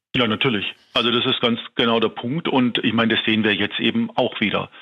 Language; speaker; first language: German; native; German